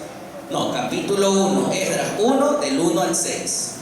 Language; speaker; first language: Spanish; native; Spanish